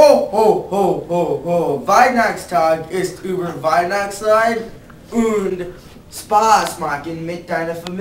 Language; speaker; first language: German; non-native, learner; English